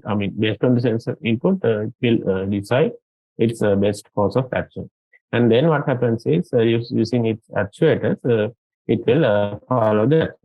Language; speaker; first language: English; non-native, local second language; Sinhala